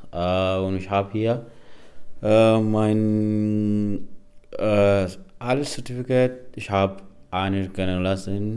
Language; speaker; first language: German; non-native, learner; Arabic